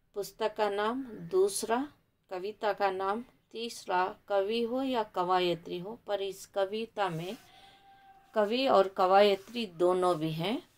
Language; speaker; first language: Hindi; non-native, local second language; Kannada